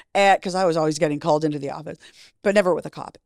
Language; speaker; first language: English; native; English